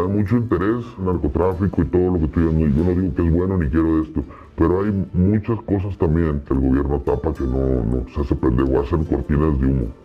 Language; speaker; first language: Spanish; native; Spanish